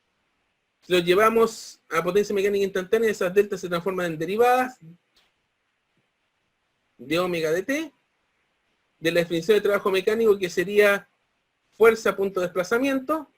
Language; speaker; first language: Spanish; native; Spanish